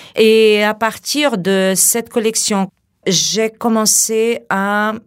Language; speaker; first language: French; non-native, fluent; Portuguese